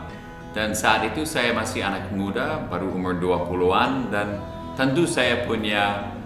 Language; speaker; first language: Indonesian; non-native, fluent; English